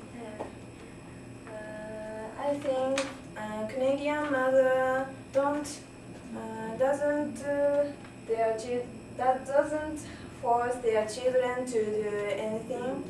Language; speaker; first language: English; non-native, learner; Japanese